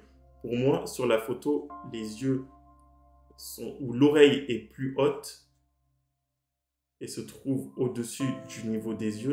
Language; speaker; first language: French; native; French